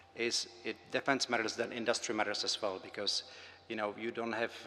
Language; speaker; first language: English; non-native, fluent; Czech